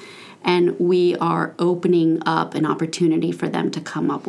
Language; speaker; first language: English; native; English